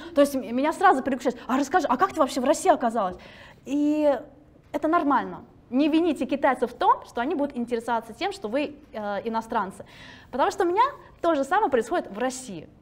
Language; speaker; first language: Russian; early bilingual, other home language; Chinese